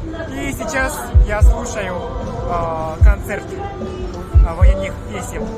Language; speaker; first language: Russian; non-native, learner; Japanese